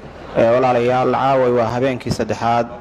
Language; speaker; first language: Somali; native; Somali